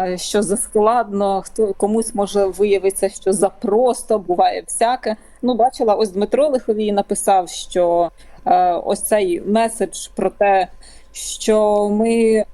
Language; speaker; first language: Ukrainian; native; Ukrainian